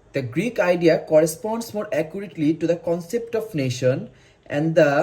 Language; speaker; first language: English; non-native, local second language; Bangla